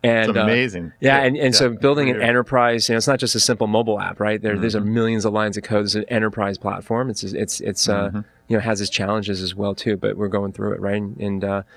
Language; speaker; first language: English; native; English